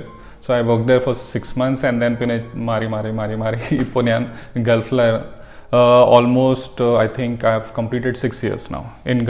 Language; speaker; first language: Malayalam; early bilingual, heritage; Malayalam